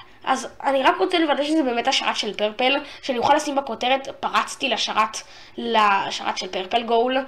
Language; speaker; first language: Hebrew; native; Hebrew